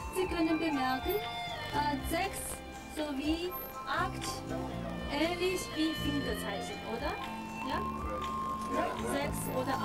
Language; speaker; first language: German; non-native, learner; Chinese